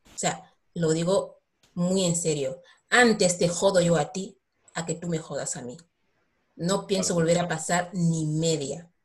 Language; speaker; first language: Spanish; non-native, local second language; Fang